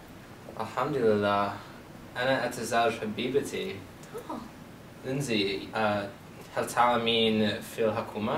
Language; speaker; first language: Arabic; non-native, learner; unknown